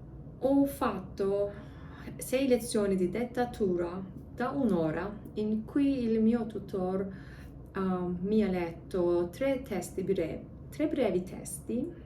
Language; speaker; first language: Italian; non-native, learner; English